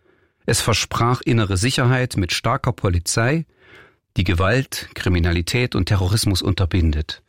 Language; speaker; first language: German; native; German